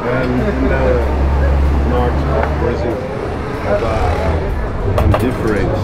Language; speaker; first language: English; non-native, learner; Portuguese